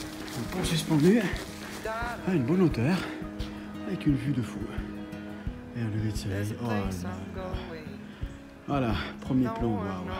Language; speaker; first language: French; native; French